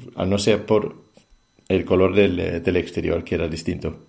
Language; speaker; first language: Spanish; non-native, fluent; Danish